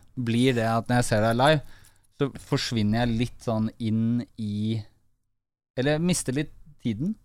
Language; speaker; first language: Norwegian; native; Norwegian